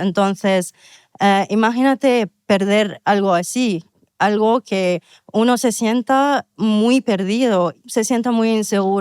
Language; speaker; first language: Spanish; non-native, fluent; Arabic